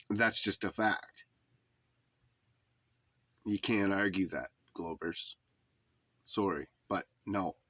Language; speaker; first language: English; native; English